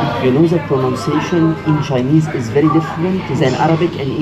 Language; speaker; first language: English; non-native, fluent; Arabic